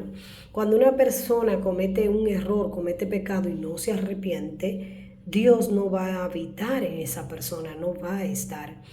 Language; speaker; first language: Spanish; native; Spanish